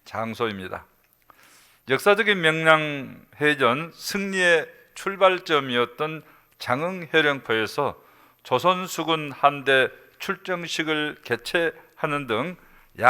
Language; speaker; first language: Korean; native; Korean